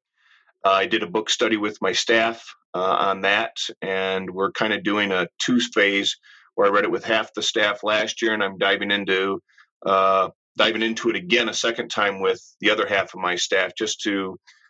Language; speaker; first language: English; native; English